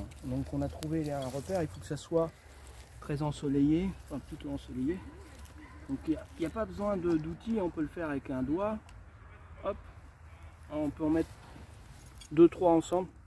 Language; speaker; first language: French; native; French